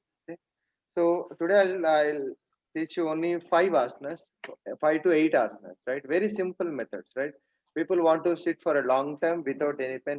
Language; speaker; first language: English; non-native, local second language; Telugu